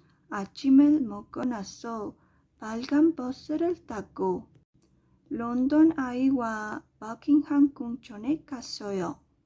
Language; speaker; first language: Korean; non-native, learner; Spanish